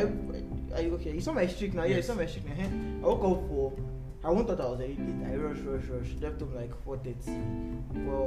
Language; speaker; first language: English; non-native, local second language; Yoruba